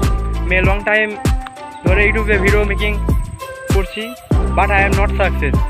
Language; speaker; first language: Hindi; non-native, learner; Bangla